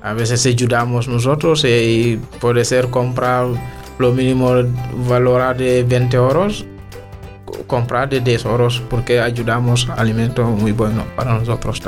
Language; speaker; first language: Spanish; non-native, learner; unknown